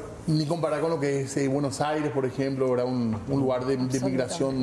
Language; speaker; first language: Spanish; native; Spanish